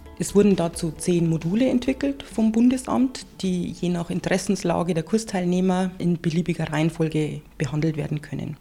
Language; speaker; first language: German; native; German